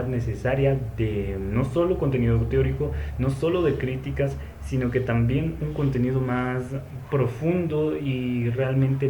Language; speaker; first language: Spanish; native; Spanish